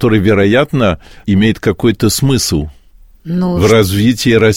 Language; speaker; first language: Russian; early bilingual, heritage; Russian